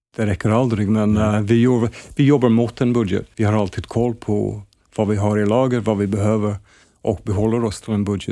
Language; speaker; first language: Swedish; non-native, fluent; English